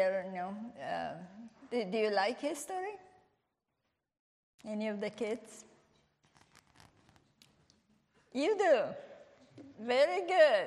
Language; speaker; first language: English; non-native, fluent; Italian